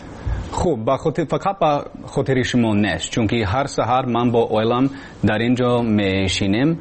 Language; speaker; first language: Persian; non-native, learner; English